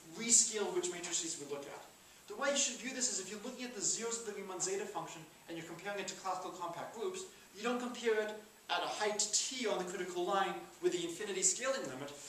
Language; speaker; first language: English; native; English